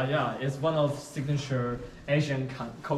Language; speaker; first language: English; non-native, learner; Chinese